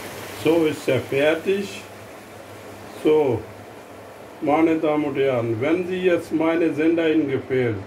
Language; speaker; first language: German; non-native, fluent; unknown